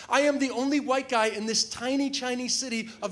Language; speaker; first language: English; native; English